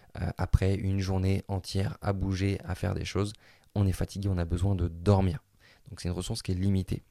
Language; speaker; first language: French; native; French